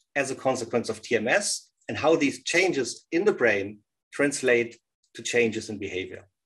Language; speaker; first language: English; non-native, fluent; German